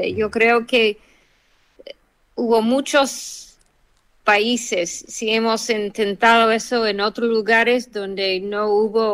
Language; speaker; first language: Spanish; non-native, fluent; English